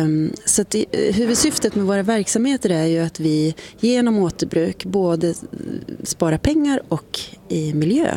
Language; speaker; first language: Swedish; native; Swedish